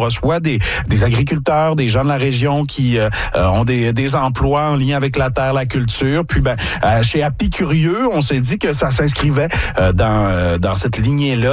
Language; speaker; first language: French; native; French